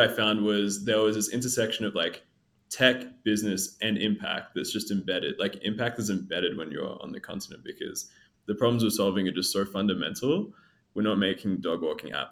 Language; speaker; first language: English; native; English